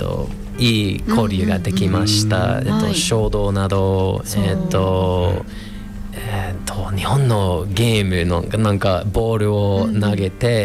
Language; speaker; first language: Japanese; non-native, fluent; English